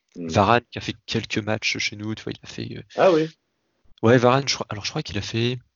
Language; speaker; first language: French; native; French